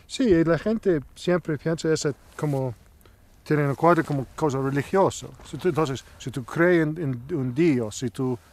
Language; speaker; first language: Spanish; non-native, learner; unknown